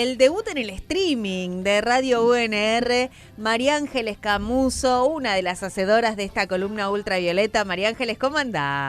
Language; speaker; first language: Spanish; native; Spanish